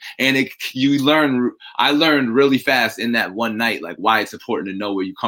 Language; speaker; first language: English; native; English